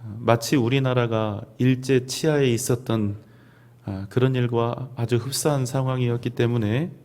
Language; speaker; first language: Korean; native; Korean